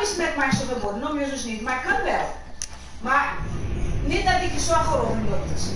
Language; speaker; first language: Dutch; non-native, learner; Portuguese